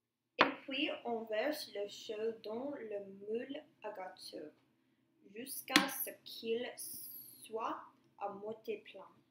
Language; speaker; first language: French; non-native, learner; English